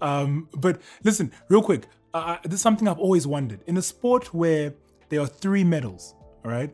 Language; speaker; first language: English; native; English